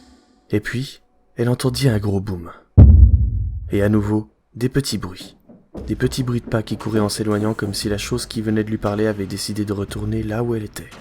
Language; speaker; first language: French; native; French